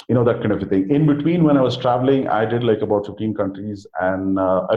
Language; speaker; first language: English; non-native, local second language; Kannada